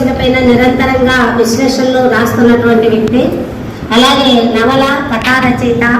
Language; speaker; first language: Telugu; native; Telugu